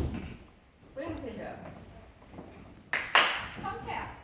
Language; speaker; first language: German; non-native, learner; Mongolian